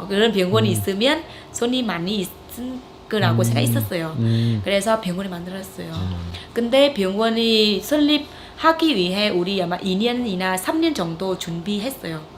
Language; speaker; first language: Korean; non-native, fluent; Vietnamese